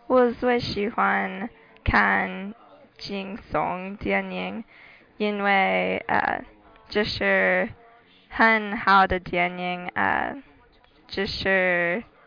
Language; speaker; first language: Chinese; non-native, learner; English